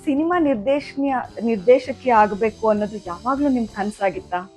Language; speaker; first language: Kannada; native; Kannada